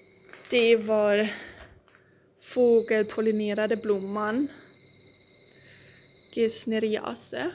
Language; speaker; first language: Swedish; non-native, fluent; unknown